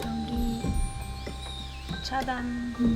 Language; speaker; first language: Korean; non-native, learner; French